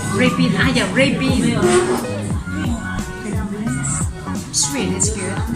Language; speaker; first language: English; non-native, learner; Chinese